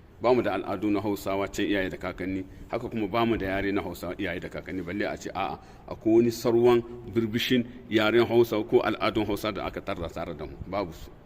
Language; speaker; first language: Hausa; non-native, local second language; Tamasheq